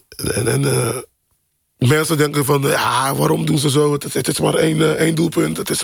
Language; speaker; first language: Dutch; non-native, local second language; Papiamento